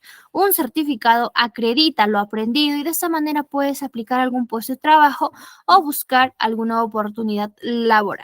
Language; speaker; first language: Spanish; native; Spanish